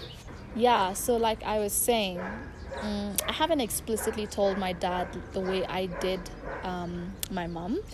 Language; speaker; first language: English; non-native, local second language; Tamil